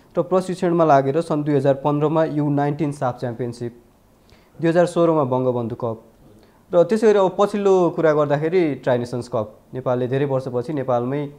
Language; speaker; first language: Nepali; native; Nepali